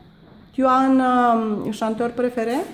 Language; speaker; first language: French; non-native, fluent; Romanian